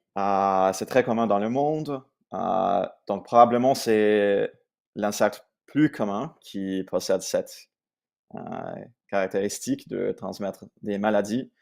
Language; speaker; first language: French; non-native, fluent; English